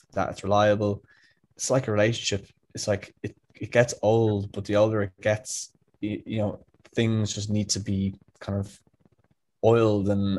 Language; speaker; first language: English; native; English